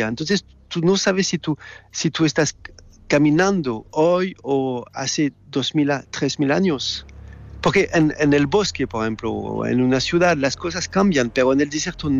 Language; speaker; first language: Spanish; non-native, learner; French